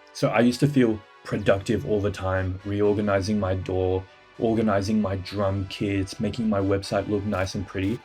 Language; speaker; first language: English; native; English